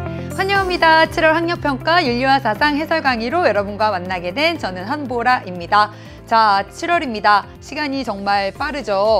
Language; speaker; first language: Korean; native; Korean